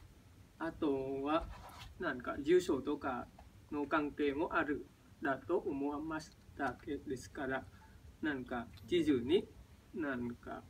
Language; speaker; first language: Japanese; non-native, learner; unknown